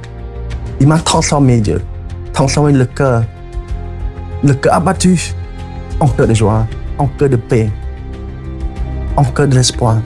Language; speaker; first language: French; non-native, fluent; Khmer